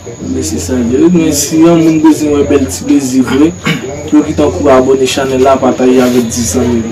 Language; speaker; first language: French; non-native, learner; Haitian Creole